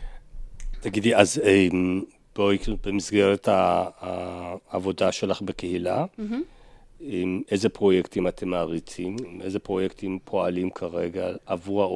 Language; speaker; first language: Hebrew; native; Hebrew